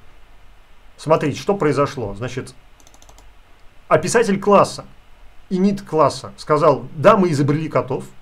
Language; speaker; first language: Russian; native; Russian